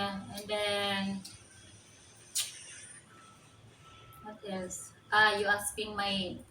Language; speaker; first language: English; non-native, local second language; Cebuano